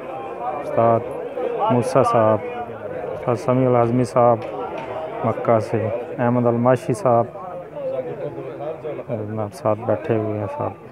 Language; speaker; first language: Hindi; non-native, local second language; Punjabi